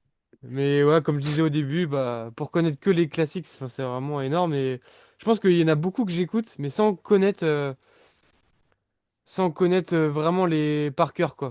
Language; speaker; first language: French; native; French